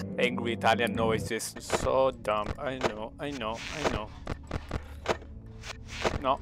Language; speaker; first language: English; non-native, learner; Italian